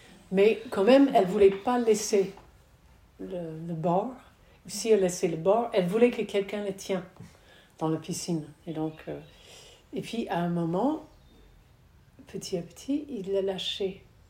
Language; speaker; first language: French; native; French